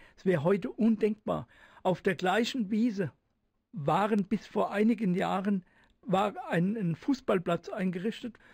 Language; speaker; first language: German; native; German